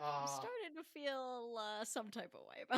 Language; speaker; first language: English; native; English